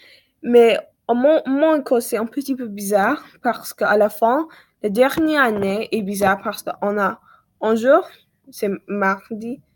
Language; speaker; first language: French; non-native, learner; English